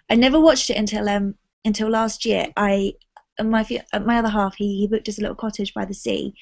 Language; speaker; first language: English; native; English